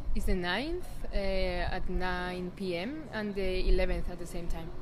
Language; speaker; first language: English; non-native, fluent; Spanish